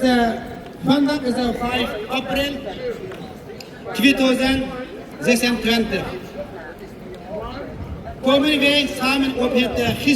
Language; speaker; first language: Dutch; non-native, local second language; Uyghur